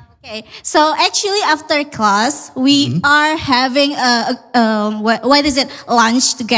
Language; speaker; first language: English; non-native, learner; Indonesian